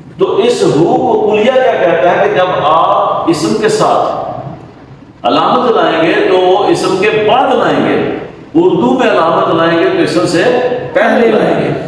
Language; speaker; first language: Urdu; native; Urdu